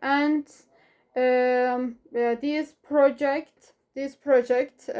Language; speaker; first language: English; non-native, learner; Turkish